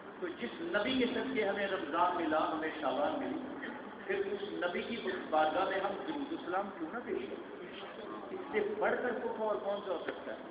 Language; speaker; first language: Urdu; non-native, local second language; Punjabi